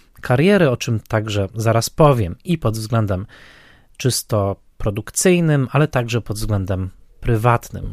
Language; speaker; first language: Polish; native; Polish